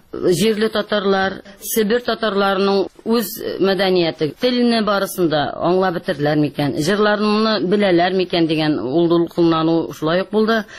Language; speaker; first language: Tatar; native; Tatar